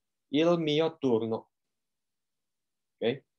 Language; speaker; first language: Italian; non-native, fluent; Indonesian